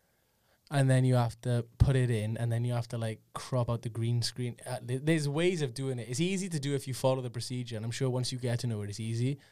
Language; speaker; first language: English; native; English